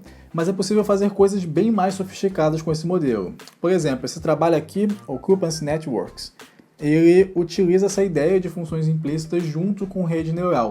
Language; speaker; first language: Portuguese; native; Portuguese